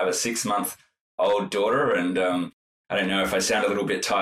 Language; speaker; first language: English; native; English